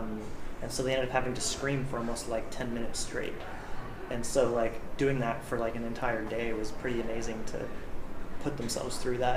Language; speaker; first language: English; native; English